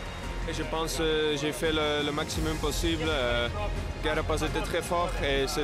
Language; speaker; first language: French; non-native, local second language; Dutch